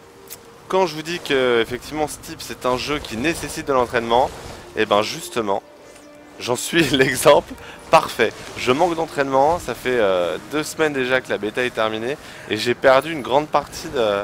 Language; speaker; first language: French; native; French